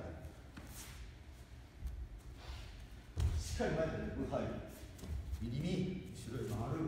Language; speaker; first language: Japanese; native; Japanese